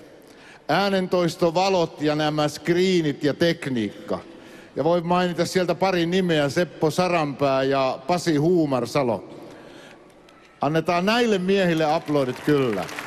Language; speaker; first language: Finnish; native; Finnish